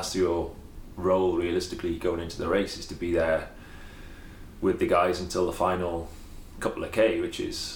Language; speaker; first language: English; native; English